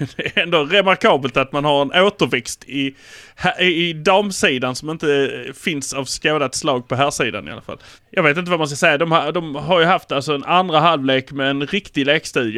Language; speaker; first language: Swedish; native; Swedish